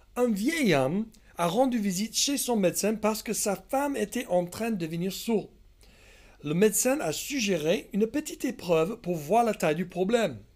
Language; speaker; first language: French; non-native, fluent; English